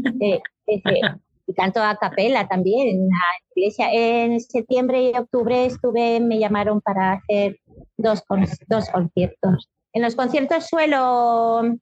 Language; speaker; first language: Spanish; non-native, fluent; French